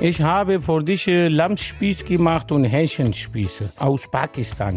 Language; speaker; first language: German; non-native, learner; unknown